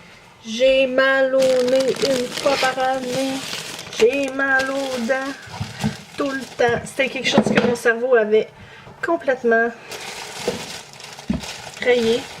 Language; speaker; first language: French; native; French